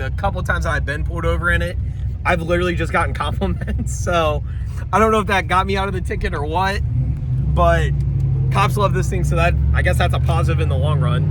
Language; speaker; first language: English; native; English